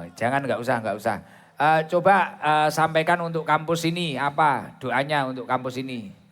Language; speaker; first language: Indonesian; non-native, local second language; Javanese